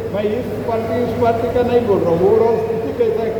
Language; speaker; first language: Hindi; non-native, local second language; Kannada